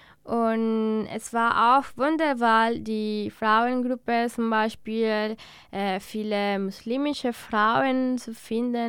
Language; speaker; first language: German; non-native, learner; Spanish